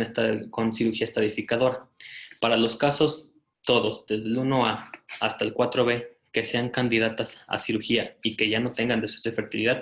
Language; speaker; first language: Spanish; native; Spanish